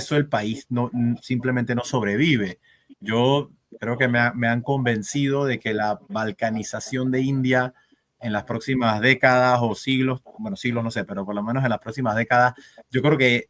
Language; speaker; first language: Spanish; native; Spanish